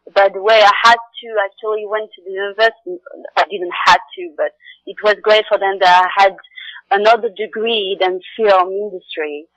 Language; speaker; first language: English; non-native, fluent; Arabic